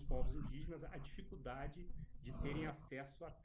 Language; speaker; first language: Portuguese; native; Portuguese